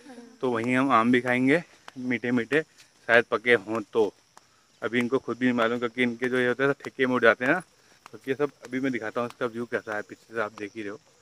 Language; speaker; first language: Hindi; native; Hindi